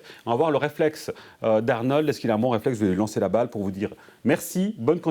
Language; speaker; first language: French; native; French